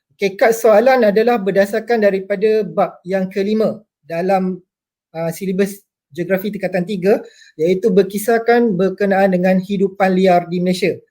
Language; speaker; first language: Malay; native; Malay